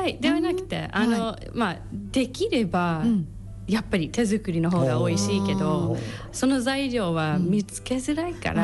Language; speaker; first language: Japanese; non-native, learner; English